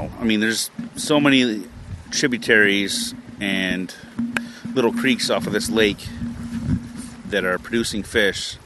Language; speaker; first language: English; native; English